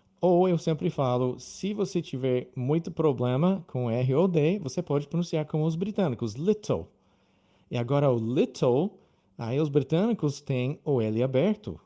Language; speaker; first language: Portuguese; non-native, fluent; English